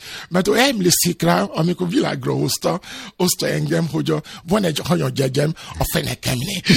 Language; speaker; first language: Hungarian; non-native, fluent; Yoruba